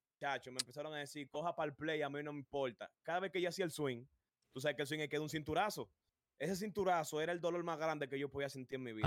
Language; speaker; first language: Spanish; native; Spanish